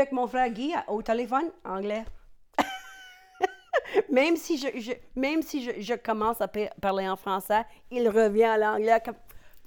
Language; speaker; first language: French; non-native, local second language; English